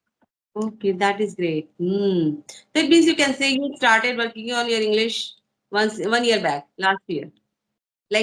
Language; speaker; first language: English; non-native, fluent; Hindi